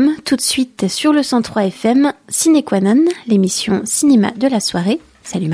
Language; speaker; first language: French; native; French